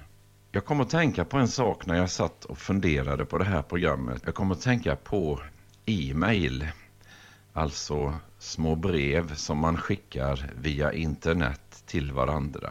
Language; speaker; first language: Swedish; native; Swedish